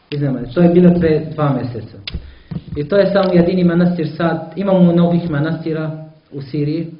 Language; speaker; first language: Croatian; non-native, learner; Arabic